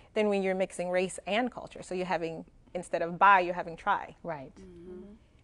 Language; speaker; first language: English; non-native, fluent; Spanish